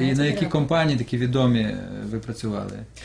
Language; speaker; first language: Ukrainian; native; Ukrainian